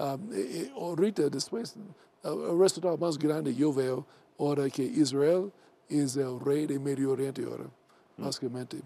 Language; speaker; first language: Spanish; non-native, learner; English